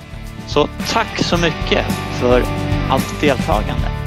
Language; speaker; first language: Swedish; native; Swedish